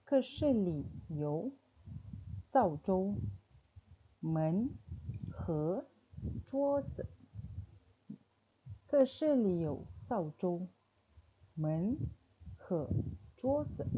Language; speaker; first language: Chinese; non-native, fluent; Malay